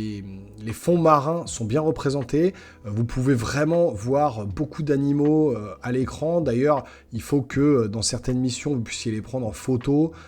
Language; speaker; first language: French; native; French